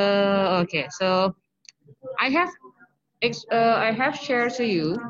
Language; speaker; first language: English; non-native, local second language; Indonesian